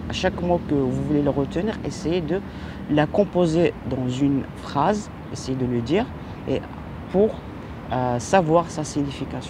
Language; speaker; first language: French; non-native, local second language; Arabic